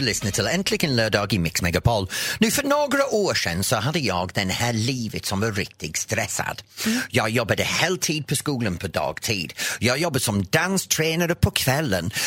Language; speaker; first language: Swedish; non-native, fluent; English